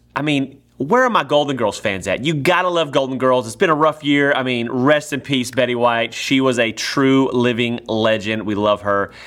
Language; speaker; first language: English; native; English